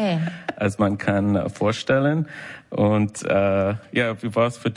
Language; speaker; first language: German; non-native, learner; English